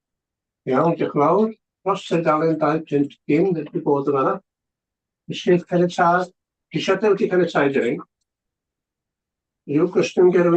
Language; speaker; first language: Welsh; native; Welsh